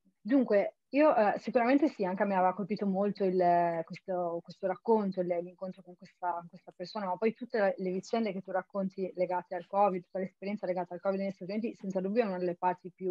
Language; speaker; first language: Italian; native; Italian